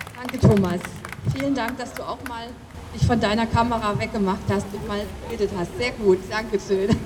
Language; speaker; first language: German; native; German